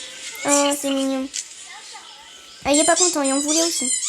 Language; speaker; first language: French; native; French